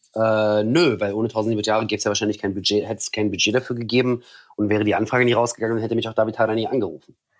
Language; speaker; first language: German; early bilingual, other home language; Russian